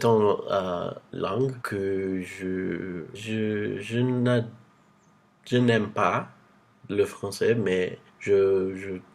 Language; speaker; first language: French; non-native, learner; Portuguese